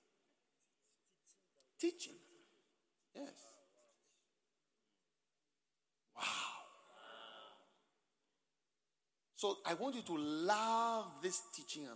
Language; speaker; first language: English; non-native, local second language; Akan